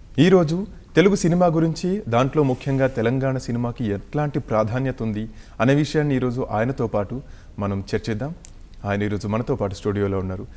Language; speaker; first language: Telugu; native; Telugu